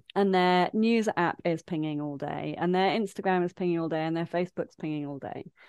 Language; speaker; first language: English; native; English